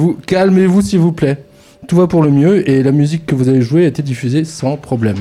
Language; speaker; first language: French; native; French